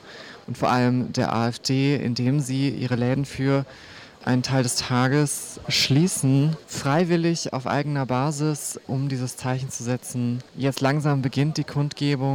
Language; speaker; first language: German; native; German